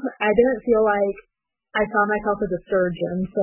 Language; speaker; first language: English; native; English